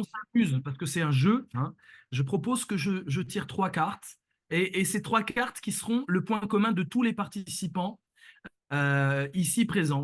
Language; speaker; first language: French; native; French